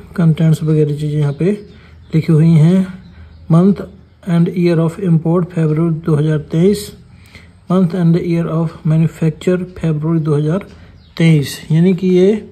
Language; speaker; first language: Hindi; native; Hindi